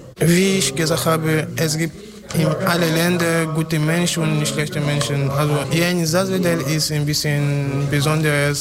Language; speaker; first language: German; non-native, fluent; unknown